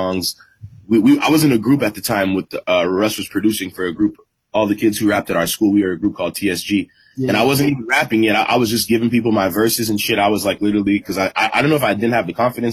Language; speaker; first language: English; native; English